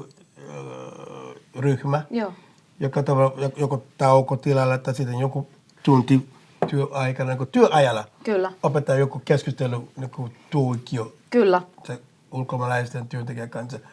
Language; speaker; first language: Finnish; non-native, fluent; English